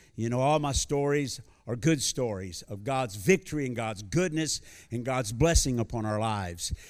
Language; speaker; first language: English; native; English